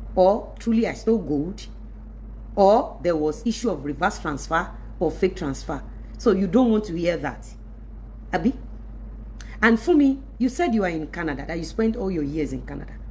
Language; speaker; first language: English; non-native, local second language; Yoruba